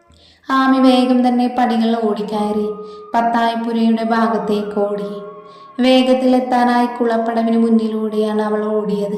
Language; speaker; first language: Malayalam; native; Malayalam